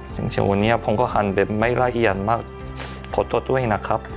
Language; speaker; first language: Thai; non-native, fluent; Korean